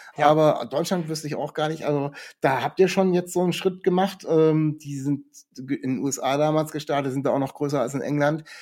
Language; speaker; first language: German; native; German